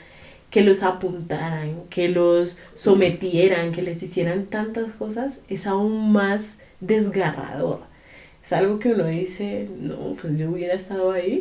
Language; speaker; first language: Spanish; native; Spanish